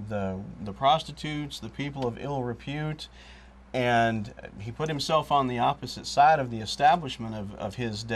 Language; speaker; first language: English; native; English